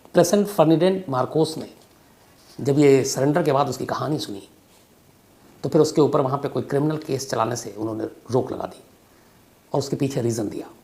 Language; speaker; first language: Hindi; native; Hindi